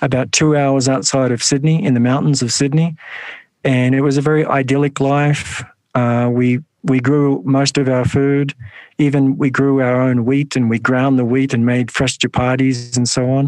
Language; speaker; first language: English; native; English